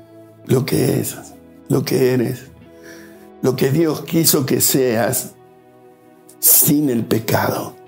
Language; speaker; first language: Spanish; native; Spanish